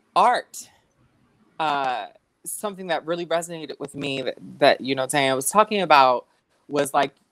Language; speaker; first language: English; native; English